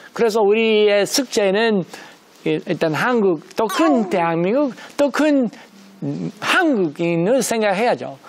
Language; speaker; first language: Korean; non-native, fluent; English